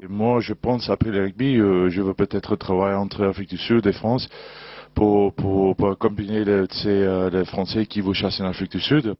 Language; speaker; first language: French; non-native, learner; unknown